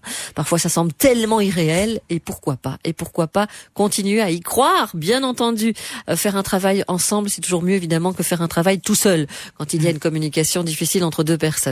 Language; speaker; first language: French; native; French